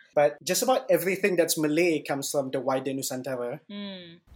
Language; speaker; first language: English; non-native, local second language; Malay